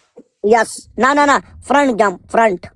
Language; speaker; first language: English; non-native, learner; Urdu